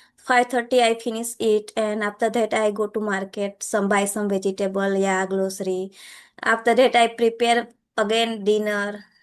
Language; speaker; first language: English; non-native, learner; Gujarati